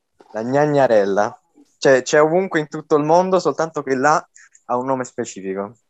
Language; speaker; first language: Italian; native; Italian